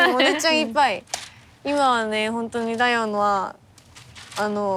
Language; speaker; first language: Japanese; non-native, fluent; Korean